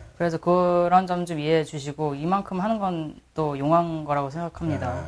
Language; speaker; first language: Korean; early bilingual, heritage; Korean